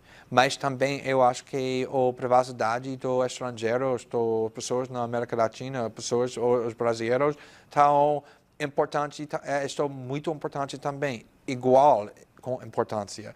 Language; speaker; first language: Portuguese; non-native, fluent; English